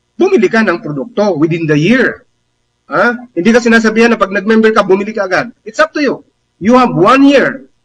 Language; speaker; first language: Filipino; non-native, local second language; Bikol